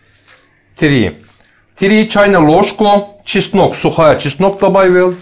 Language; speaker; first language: Russian; non-native, learner; Turkish